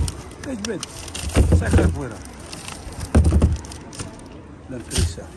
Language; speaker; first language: Spanish; non-native, learner; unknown